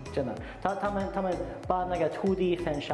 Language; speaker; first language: Chinese; non-native, learner; English